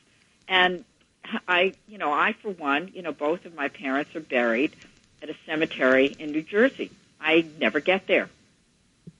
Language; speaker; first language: English; native; English